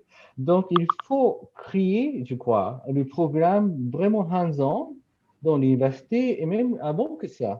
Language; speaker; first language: French; non-native, fluent; Japanese